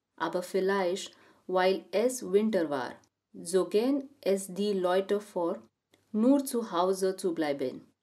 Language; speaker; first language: German; non-native, learner; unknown